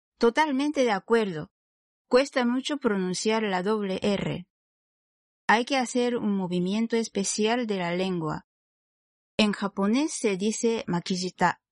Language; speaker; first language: Spanish; non-native, fluent; Japanese